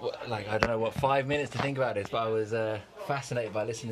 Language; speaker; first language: English; native; English